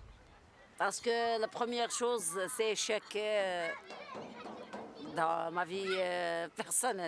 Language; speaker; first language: French; non-native, local second language; Arabic